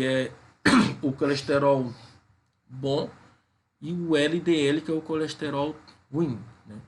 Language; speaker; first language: Portuguese; native; Portuguese